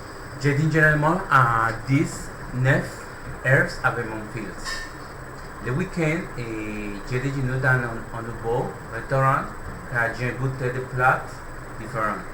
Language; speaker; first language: French; non-native, learner; Spanish